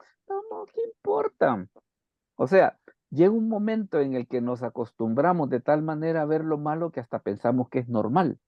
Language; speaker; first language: Spanish; native; Spanish